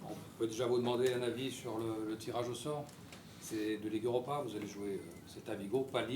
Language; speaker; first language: French; native; French